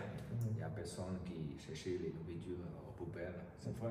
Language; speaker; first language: French; non-native, learner; Chinese